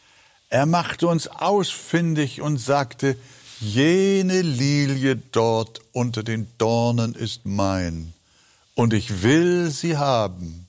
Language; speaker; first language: German; native; German